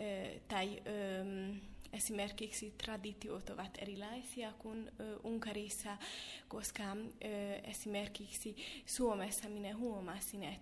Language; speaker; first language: Finnish; non-native, fluent; Hungarian